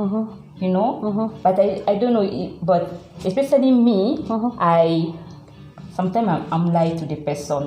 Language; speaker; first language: English; non-native, learner; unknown